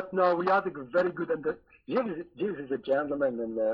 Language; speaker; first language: English; non-native, fluent; French